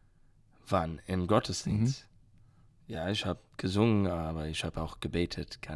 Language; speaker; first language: German; non-native, learner; English